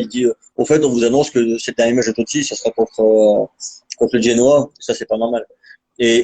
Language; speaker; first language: French; native; French